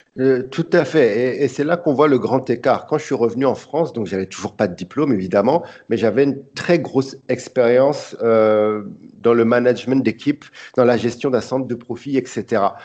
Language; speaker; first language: French; early bilingual, other home language; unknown